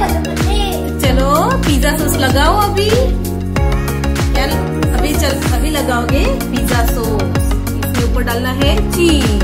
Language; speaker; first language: Hindi; native; Hindi